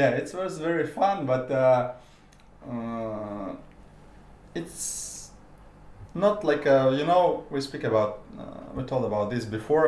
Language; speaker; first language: English; non-native, learner; Russian